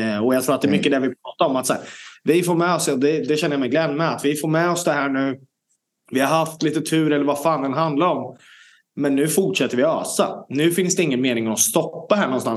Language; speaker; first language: Swedish; native; Swedish